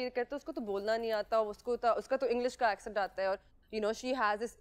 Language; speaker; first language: Urdu; non-native, fluent; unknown